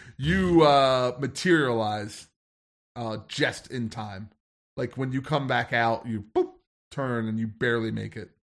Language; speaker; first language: English; native; English